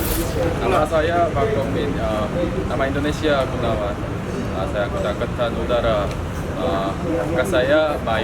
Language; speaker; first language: Indonesian; non-native, learner; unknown